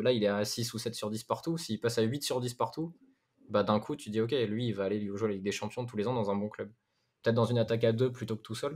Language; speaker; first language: French; native; French